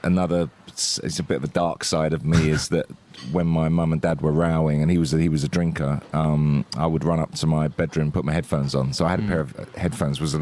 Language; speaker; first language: English; native; English